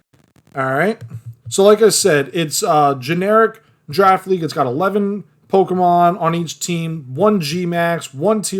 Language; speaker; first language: English; native; English